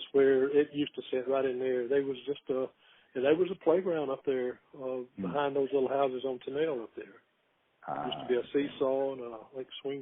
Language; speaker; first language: English; native; English